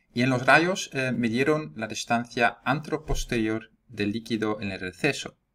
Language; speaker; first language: Spanish; non-native, fluent; Dutch